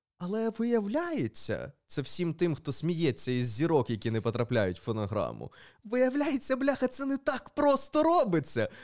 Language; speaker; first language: Ukrainian; native; Ukrainian